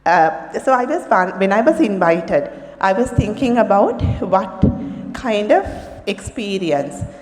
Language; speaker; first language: English; non-native, local second language; Sinhala